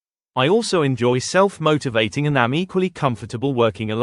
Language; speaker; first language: English; non-native, fluent; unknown